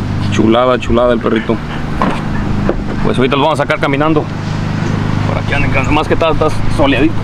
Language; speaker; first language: Spanish; early bilingual, heritage; Spanish